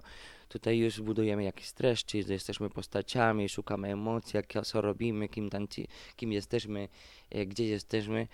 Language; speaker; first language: Polish; non-native, fluent; Spanish